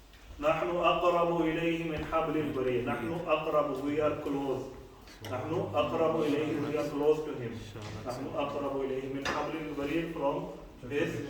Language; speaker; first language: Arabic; non-native, fluent; Urdu